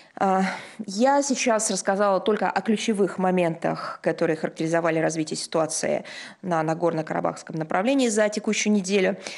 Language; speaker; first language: Russian; native; Russian